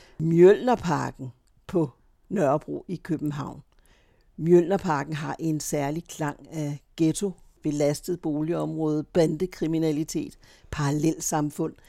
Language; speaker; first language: Danish; native; Danish